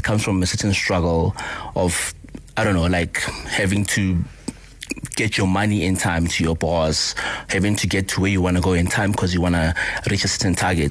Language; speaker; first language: English; non-native, local second language; Northern Sotho